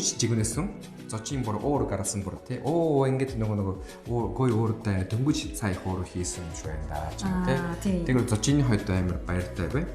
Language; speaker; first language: Mongolian; non-native, fluent; Japanese